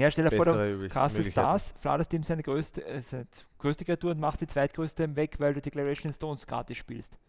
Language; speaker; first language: German; native; German